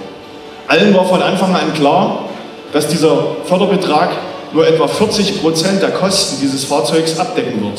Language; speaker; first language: German; native; German